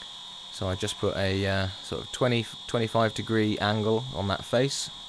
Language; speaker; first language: English; native; English